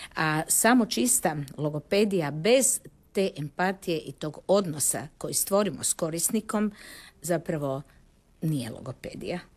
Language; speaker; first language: Croatian; native; Croatian